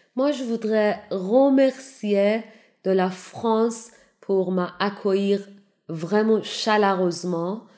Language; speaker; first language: French; non-native, learner; Persian